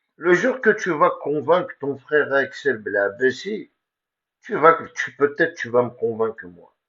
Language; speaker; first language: French; non-native, local second language; Kabyle